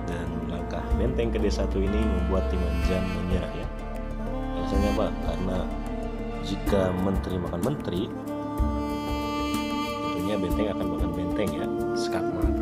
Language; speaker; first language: Indonesian; native; Indonesian